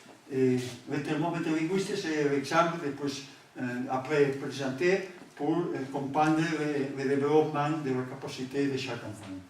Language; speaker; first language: French; non-native, learner; Catalan